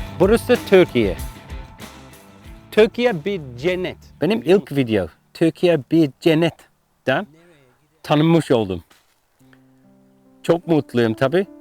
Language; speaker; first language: Turkish; non-native, learner; English